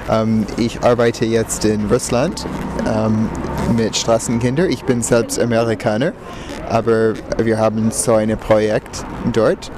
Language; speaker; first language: German; non-native, learner; English